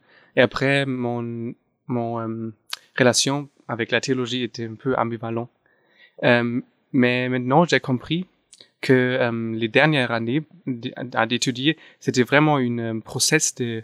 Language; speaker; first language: French; non-native, fluent; German